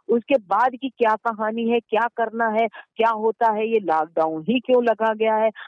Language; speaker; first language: Hindi; native; Hindi